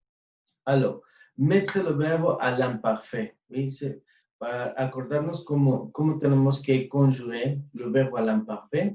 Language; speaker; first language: French; non-native, fluent; Spanish